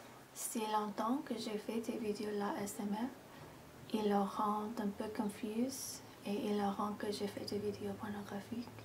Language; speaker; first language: French; non-native, fluent; English